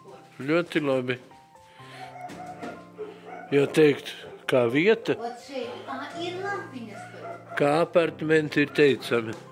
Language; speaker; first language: Latvian; native; Latvian